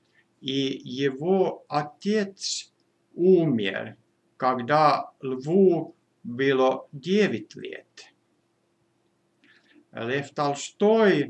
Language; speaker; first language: Russian; non-native, fluent; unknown